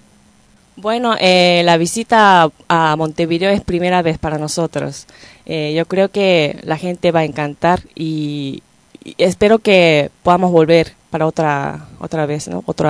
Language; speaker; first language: Spanish; non-native, fluent; Japanese